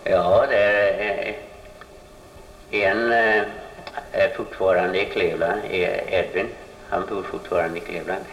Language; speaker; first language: Swedish; early bilingual, heritage; Swedish